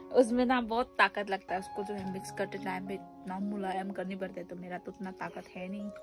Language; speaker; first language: Hindi; non-native, local second language; Chakma